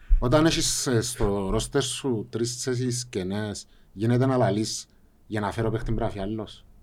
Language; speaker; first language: Greek; native; Greek